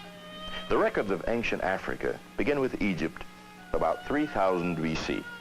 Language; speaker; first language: English; native; English